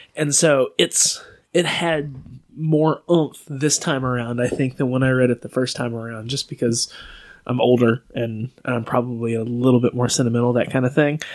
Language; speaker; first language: English; native; English